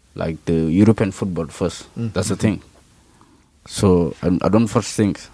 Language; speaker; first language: English; non-native, learner; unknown